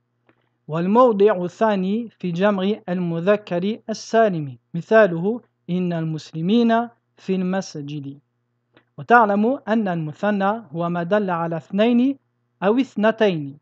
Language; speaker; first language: Arabic; non-native, fluent; French